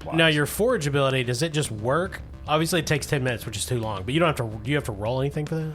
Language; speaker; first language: English; native; English